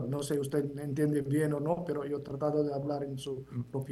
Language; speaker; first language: Spanish; non-native, fluent; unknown